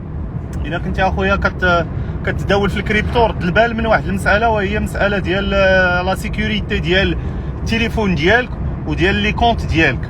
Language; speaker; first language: Arabic; native; Arabic